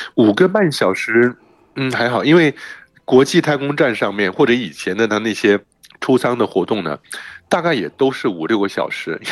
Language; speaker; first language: Chinese; native; Chinese